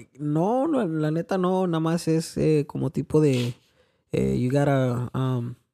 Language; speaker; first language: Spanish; early bilingual, heritage; Spanish